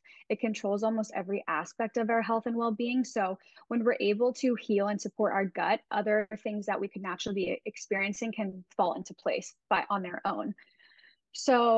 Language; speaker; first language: English; native; English